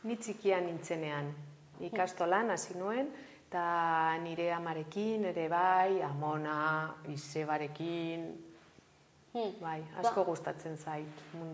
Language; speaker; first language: Basque; non-native, local second language; Spanish